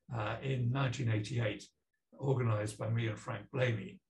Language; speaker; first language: English; native; English